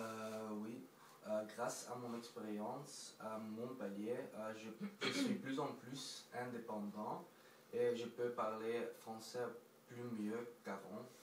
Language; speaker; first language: French; non-native, local second language; Dutch